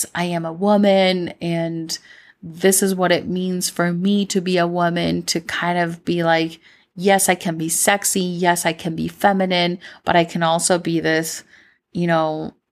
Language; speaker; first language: English; early bilingual, other home language; Spanish